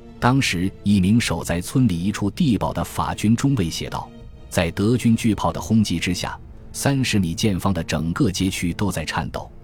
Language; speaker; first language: Chinese; native; Chinese